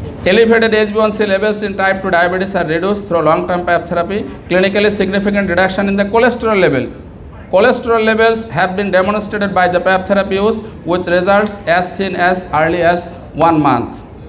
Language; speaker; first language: English; non-native, local second language; Bangla